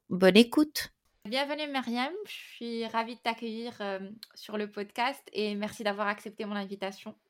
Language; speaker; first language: French; native; French